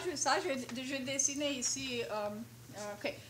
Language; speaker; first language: French; non-native, fluent; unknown